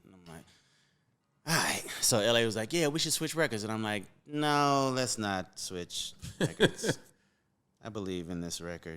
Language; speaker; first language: English; native; English